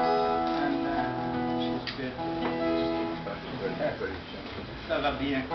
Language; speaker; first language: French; non-native, learner; English